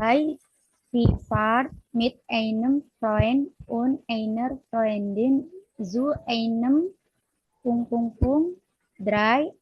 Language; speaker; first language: German; non-native, learner; Indonesian